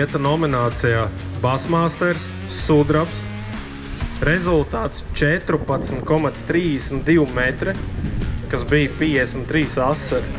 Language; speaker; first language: Latvian; native; Latvian